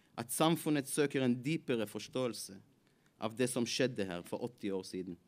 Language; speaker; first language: Norwegian; non-native, fluent; Hebrew